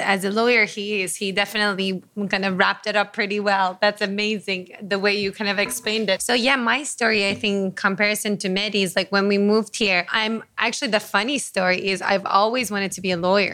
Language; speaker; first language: English; non-native, fluent; Persian